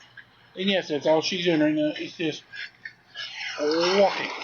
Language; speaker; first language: English; native; English